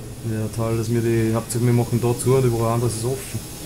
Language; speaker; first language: German; native; German